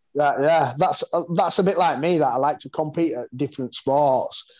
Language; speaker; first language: English; native; English